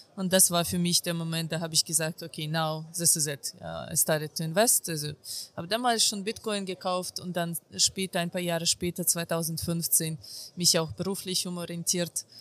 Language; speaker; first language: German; non-native, fluent; Ukrainian